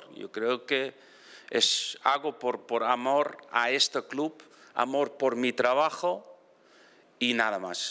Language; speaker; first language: Spanish; non-native, fluent; Dutch